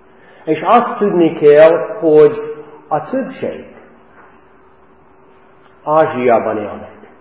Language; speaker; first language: Hungarian; non-native, fluent; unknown